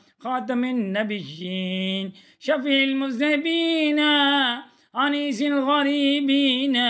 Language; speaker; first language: Urdu; native; Urdu